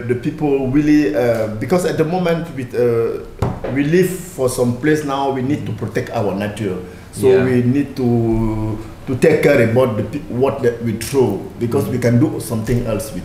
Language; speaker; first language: English; non-native, fluent; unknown